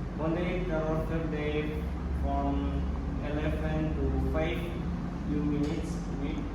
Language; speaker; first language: English; non-native, learner; Indonesian